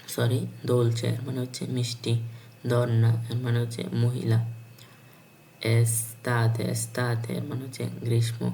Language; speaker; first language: Bangla; native; Bangla